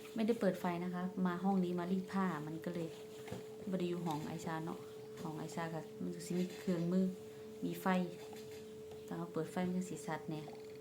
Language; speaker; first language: Thai; native; Thai